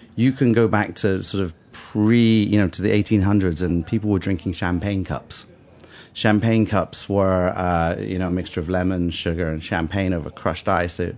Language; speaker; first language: English; native; English